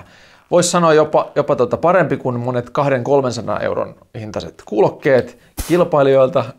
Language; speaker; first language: Finnish; native; Finnish